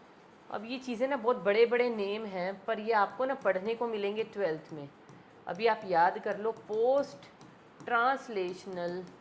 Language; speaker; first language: Hindi; native; Hindi